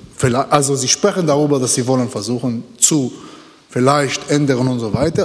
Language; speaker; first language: German; non-native, learner; Hebrew